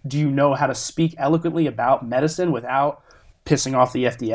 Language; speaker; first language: English; native; English